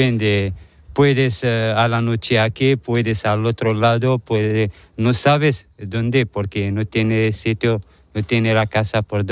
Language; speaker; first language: Spanish; non-native, learner; Arabic